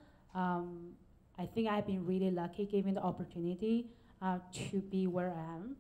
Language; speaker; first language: English; non-native, fluent; Chinese